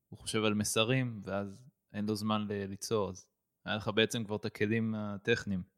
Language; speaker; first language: Hebrew; native; Hebrew